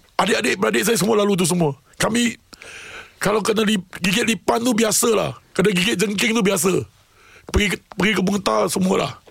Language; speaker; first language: Malay; non-native, local second language; Tamil